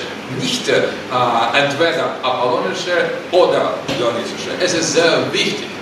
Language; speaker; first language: German; non-native, learner; Russian